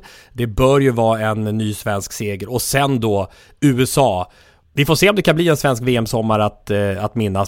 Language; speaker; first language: Swedish; native; Swedish